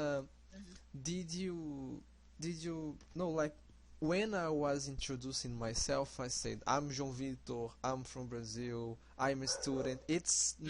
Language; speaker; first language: English; non-native, learner; Portuguese